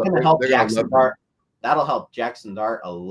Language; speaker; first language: English; native; English